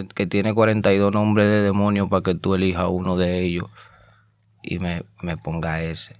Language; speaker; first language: Spanish; native; Spanish